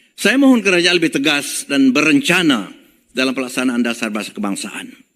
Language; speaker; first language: Malay; native; Malay